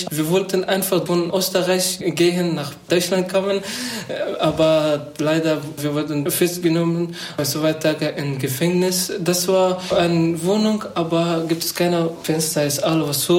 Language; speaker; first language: German; non-native, learner; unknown